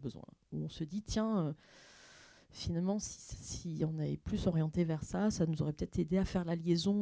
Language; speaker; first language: French; native; French